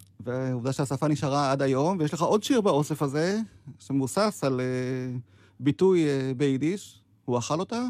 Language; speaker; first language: Hebrew; native; Hebrew